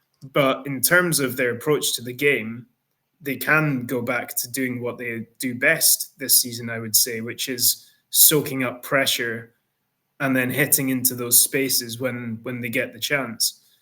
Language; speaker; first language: English; native; English